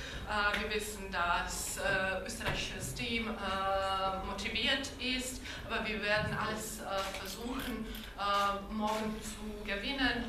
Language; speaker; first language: German; non-native, local second language; Bosnian